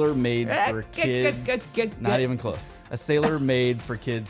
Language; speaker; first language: English; native; English